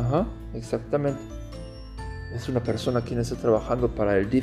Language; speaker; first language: Spanish; non-native, learner; German